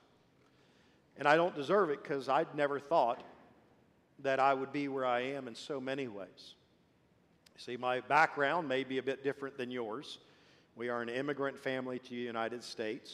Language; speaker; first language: English; early bilingual, other home language; Swedish